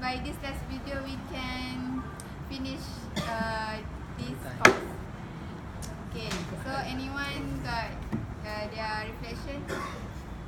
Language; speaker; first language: English; non-native, local second language; Malay